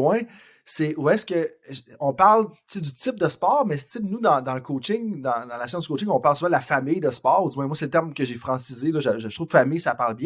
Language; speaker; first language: French; native; French